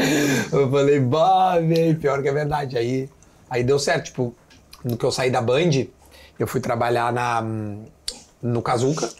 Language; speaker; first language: Portuguese; native; Portuguese